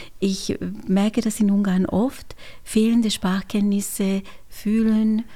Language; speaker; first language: German; non-native, fluent; Hungarian